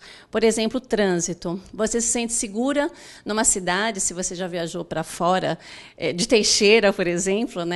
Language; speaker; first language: Portuguese; native; Portuguese